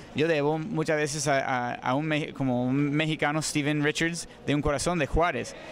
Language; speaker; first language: Spanish; non-native, fluent; English